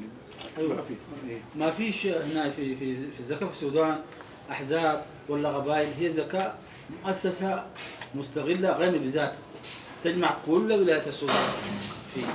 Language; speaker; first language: Arabic; native; Arabic